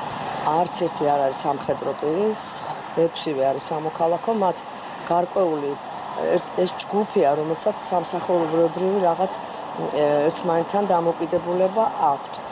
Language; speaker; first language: Georgian; native; Georgian